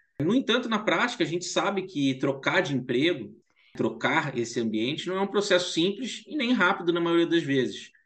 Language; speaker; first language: Portuguese; native; Portuguese